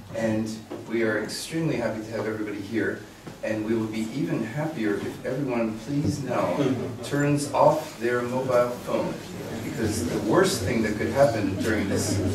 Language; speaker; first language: English; native; English